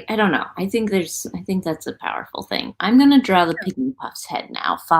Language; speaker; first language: English; native; English